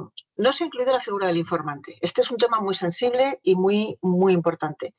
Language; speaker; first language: Spanish; native; Spanish